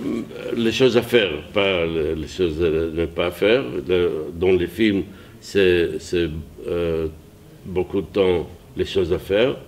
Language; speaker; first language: French; non-native, learner; Hebrew